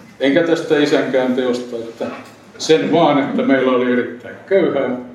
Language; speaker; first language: Finnish; native; Finnish